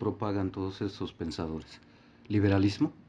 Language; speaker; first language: Spanish; native; Spanish